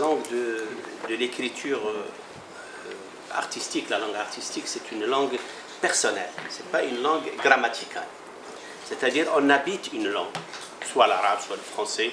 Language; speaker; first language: French; non-native, local second language; Arabic